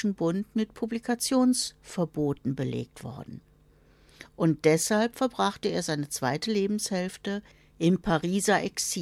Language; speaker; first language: German; native; German